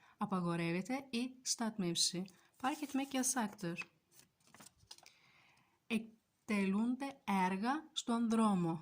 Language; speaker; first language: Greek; non-native, fluent; Turkish